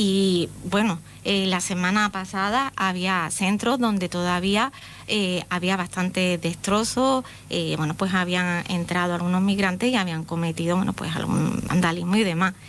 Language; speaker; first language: Spanish; native; Spanish